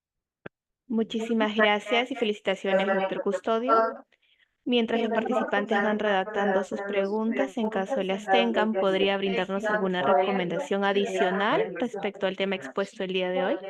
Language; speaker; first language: Spanish; native; Spanish